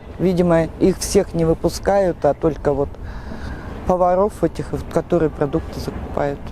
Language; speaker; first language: Russian; native; Russian